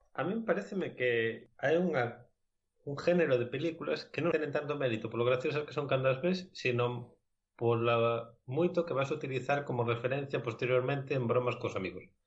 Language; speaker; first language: Galician; non-native, local second language; Spanish